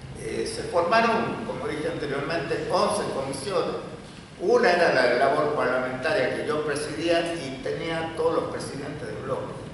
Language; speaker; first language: Spanish; native; Spanish